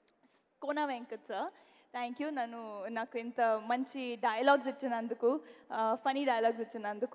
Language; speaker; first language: Telugu; non-native, fluent; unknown